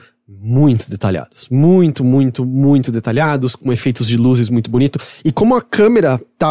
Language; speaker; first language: Portuguese; native; Portuguese